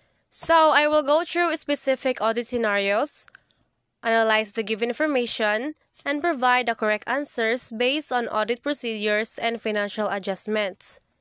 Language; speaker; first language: English; non-native, local second language; Cebuano